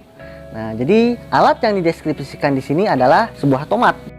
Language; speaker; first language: Indonesian; native; Indonesian